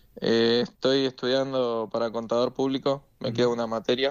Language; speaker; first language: Spanish; native; Spanish